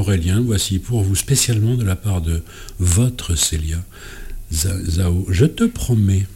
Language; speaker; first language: French; native; French